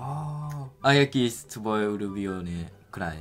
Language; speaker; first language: Polish; non-native, learner; Japanese